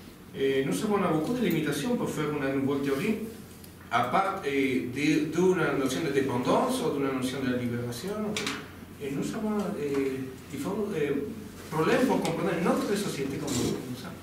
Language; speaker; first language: French; non-native, learner; Spanish